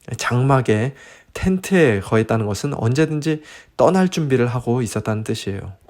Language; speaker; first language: Korean; native; Korean